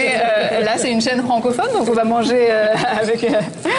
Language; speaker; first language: French; native; French